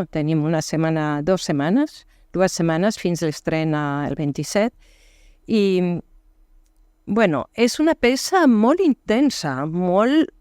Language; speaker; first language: Catalan; non-native, fluent; French